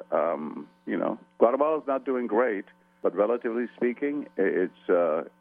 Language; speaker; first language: English; early bilingual, other home language; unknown